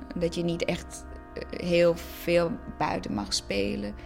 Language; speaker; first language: Dutch; non-native, fluent; Croatian